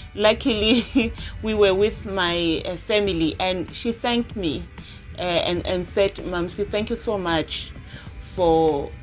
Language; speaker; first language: English; non-native, local second language; Zulu